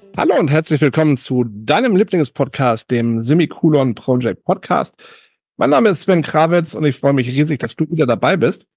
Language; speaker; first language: German; native; German